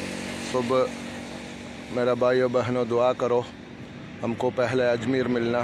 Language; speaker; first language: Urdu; non-native, learner; Malayalam